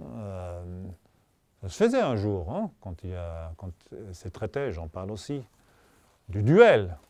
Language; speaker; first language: French; non-native, fluent; German